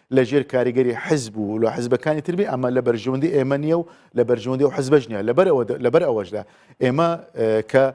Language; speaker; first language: Central Kurdish; non-native, local second language; Turkmen